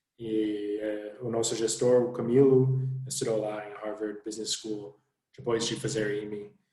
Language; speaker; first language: Portuguese; non-native, fluent; English